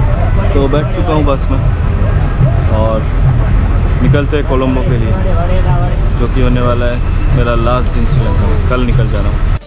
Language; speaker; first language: Hindi; non-native, local second language; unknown